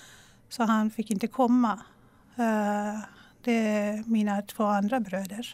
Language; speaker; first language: Swedish; non-native, fluent; Persian